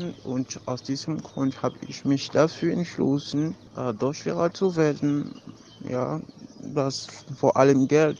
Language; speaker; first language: German; non-native, fluent; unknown